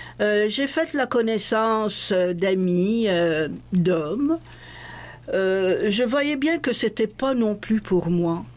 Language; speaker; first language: French; non-native, local second language; Arabic